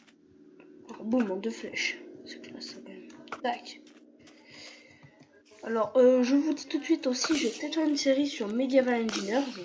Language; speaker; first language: French; native; French